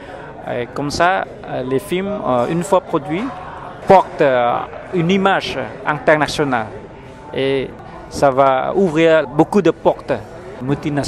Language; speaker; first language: French; non-native, fluent; Khmer